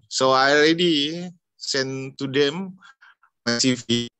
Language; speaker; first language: English; non-native, learner; Indonesian